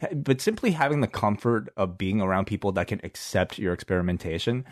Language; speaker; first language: English; non-native, local second language; Cantonese